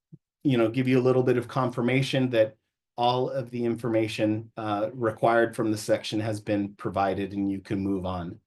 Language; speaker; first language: English; native; English